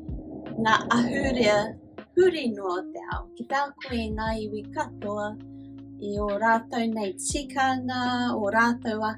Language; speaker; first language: Māori; non-native, local second language; English